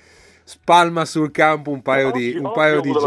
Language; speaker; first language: Italian; native; Italian